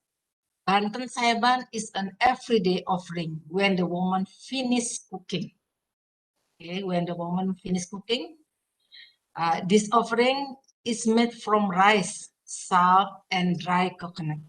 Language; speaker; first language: English; non-native, fluent; Indonesian